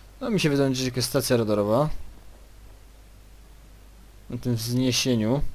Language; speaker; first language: Polish; native; Polish